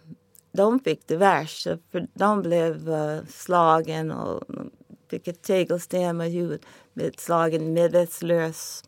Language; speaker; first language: Swedish; non-native, fluent; English